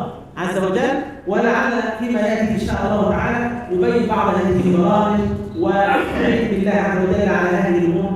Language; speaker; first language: Arabic; native; Arabic